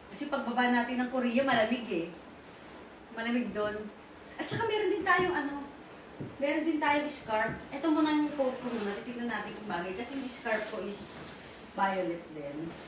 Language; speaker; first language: Filipino; native; Filipino